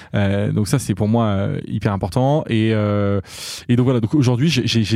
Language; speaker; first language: French; native; French